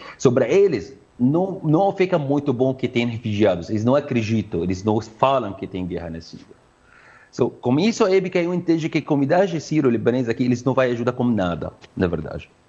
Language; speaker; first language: Portuguese; non-native, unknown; Arabic